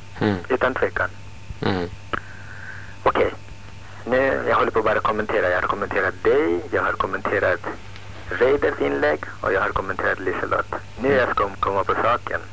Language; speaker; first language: Swedish; non-native, fluent; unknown